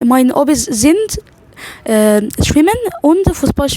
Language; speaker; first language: German; non-native, learner; Arabic